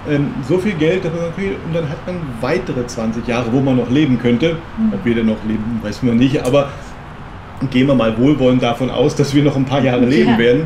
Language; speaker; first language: German; native; German